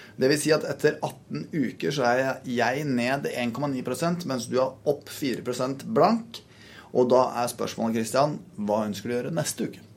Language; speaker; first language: Norwegian; native; Norwegian